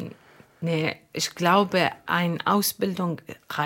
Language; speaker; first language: German; non-native, fluent; Arabic